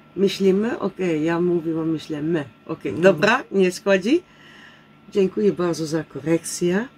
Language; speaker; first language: Polish; non-native, learner; Dutch